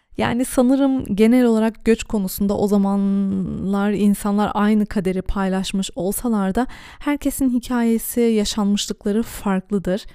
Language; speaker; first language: Turkish; early bilingual, heritage; Turkish